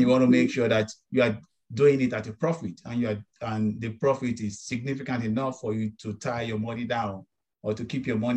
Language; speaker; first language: English; non-native, local second language; Yoruba